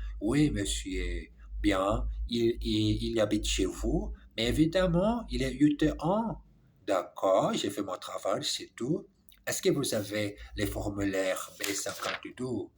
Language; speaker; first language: French; non-native, learner; English